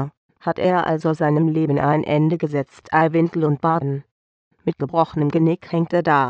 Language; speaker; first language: German; native; German